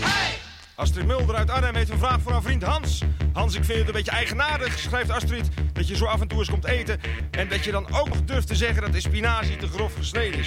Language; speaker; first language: Dutch; native; Dutch